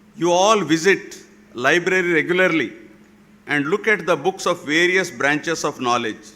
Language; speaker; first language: English; non-native, local second language; Kannada